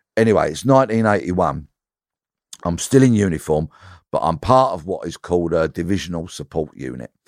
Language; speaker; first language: English; native; English